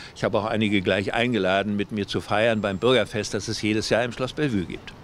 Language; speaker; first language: German; native; German